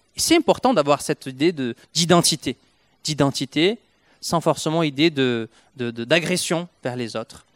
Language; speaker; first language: French; non-native, fluent; Portuguese